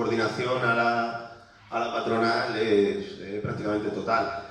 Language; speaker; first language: Spanish; native; Spanish